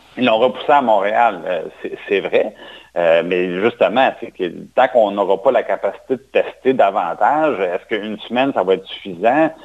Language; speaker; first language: French; native; French